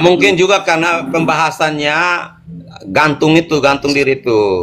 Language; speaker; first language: Indonesian; native; Indonesian